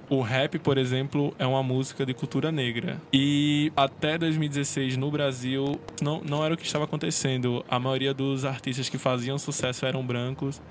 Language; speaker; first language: Portuguese; native; Portuguese